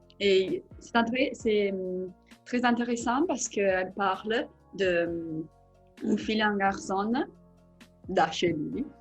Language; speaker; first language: French; non-native, learner; Italian